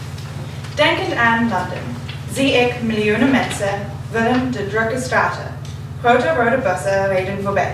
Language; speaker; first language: Dutch; non-native, learner; English